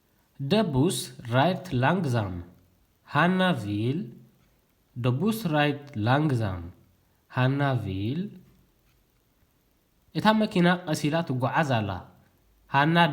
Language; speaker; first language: Dutch; non-native, learner; Tigrinya